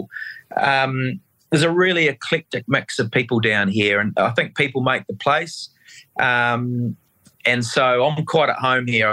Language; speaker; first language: English; native; English